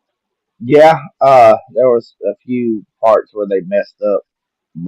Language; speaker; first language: English; native; English